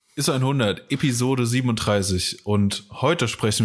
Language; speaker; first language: German; native; German